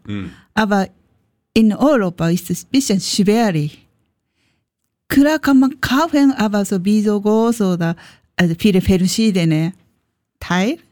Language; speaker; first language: German; non-native, learner; Japanese